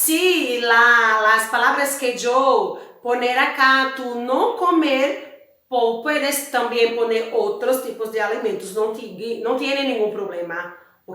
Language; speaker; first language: Spanish; non-native, learner; Portuguese